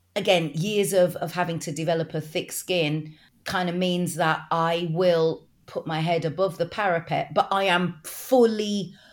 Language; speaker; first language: English; native; English